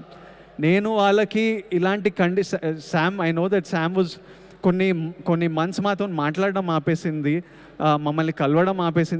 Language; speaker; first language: Telugu; native; Telugu